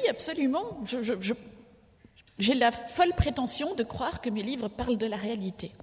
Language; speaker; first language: French; native; French